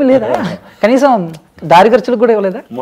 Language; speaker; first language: Telugu; native; Telugu